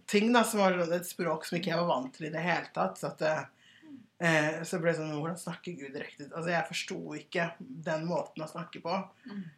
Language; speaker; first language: Norwegian; early bilingual, other home language; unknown